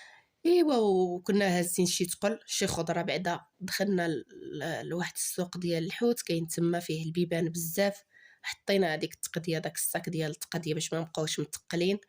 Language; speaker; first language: Arabic; native; Arabic